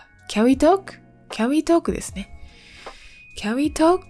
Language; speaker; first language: English; non-native, learner; Japanese